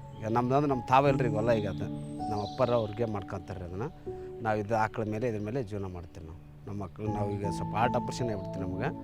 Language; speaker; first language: Kannada; native; Kannada